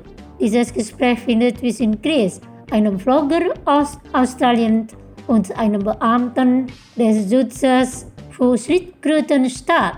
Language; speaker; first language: German; non-native, fluent; Indonesian